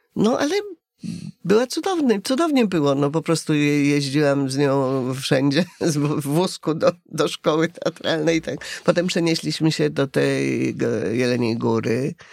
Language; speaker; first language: Polish; native; Polish